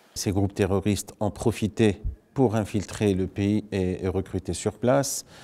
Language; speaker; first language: French; non-native, local second language; Arabic